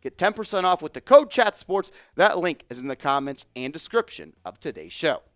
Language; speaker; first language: English; native; English